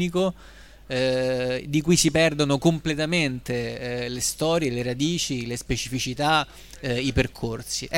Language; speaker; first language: Italian; native; Italian